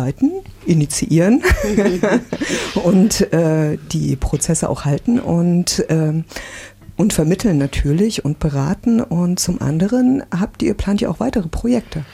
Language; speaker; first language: German; native; German